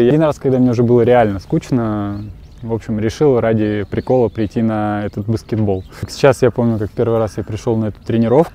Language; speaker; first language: Russian; native; Russian